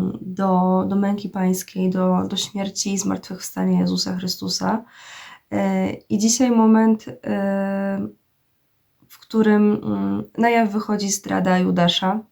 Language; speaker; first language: Polish; native; Polish